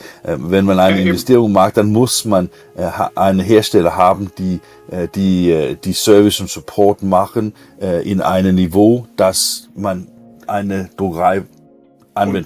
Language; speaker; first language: German; non-native, learner; Danish